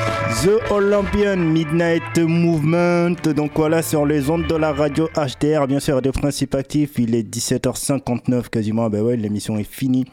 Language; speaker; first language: French; native; French